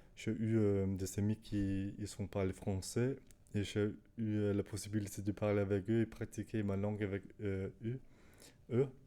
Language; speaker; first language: French; non-native, learner; Danish